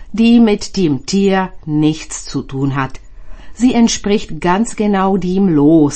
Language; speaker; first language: German; native; German